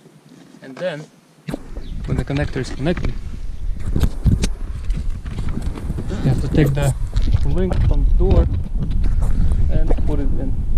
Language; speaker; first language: English; non-native, fluent; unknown